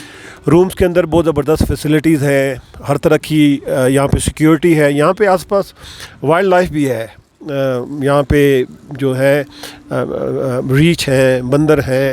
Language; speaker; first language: Urdu; native; Urdu